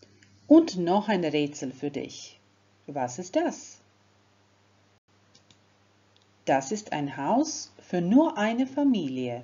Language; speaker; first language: German; non-native, fluent; Croatian